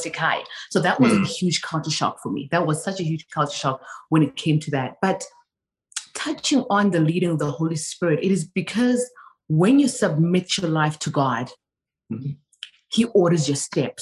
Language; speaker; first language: English; non-native, local second language; Zulu